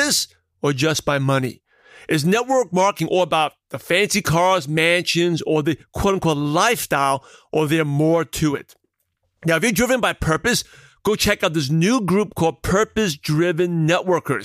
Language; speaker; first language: English; native; English